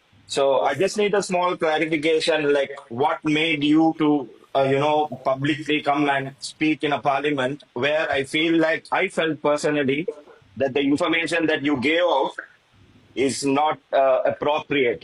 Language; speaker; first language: English; non-native, local second language; Tamil